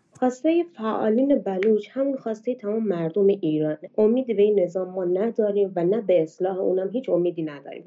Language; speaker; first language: Persian; non-native, local second language; Baluchi